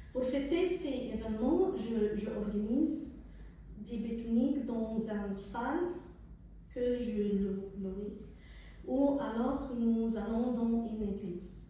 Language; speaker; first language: French; non-native, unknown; Arabic